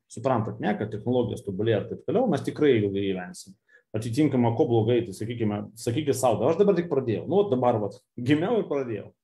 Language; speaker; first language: Lithuanian; non-native, local second language; Russian